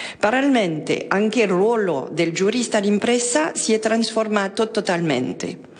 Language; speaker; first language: Italian; non-native, fluent; French